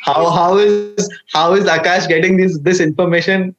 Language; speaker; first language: English; non-native, local second language; Hindi